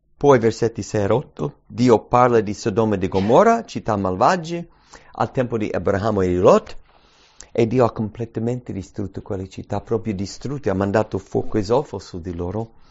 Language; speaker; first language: Italian; early bilingual, heritage; English